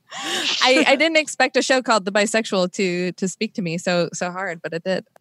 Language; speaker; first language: English; native; English